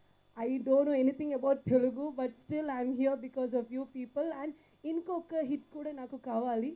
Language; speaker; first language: Telugu; non-native, learner; Malayalam